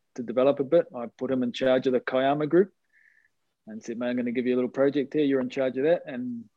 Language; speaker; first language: English; native; English